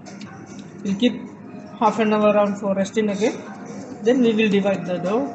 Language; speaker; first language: English; non-native, local second language; Sinhala